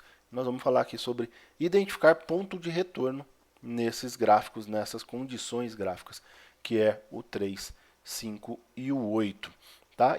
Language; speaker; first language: Portuguese; native; Portuguese